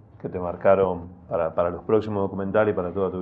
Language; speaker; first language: Spanish; native; Spanish